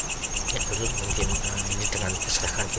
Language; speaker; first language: Indonesian; non-native, local second language; Javanese